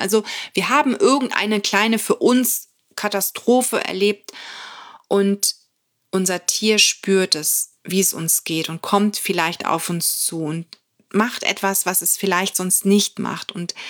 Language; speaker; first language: German; native; German